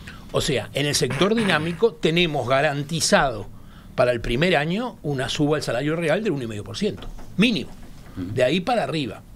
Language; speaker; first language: Spanish; native; Spanish